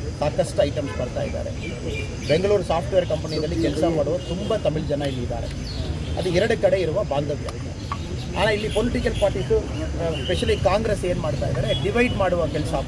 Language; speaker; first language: Kannada; non-native, local second language; Tamil